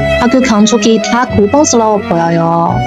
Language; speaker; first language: Korean; non-native, fluent; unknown